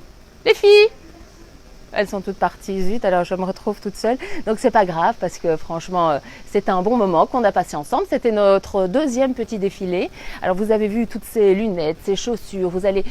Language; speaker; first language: French; native; French